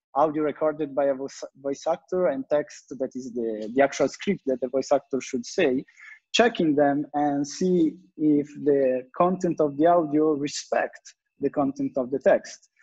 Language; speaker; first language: English; non-native, fluent; Italian